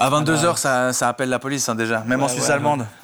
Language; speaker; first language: French; native; French